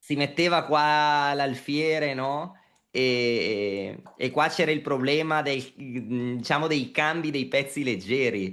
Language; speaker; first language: Italian; native; Italian